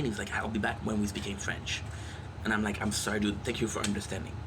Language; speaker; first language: English; non-native, local second language; French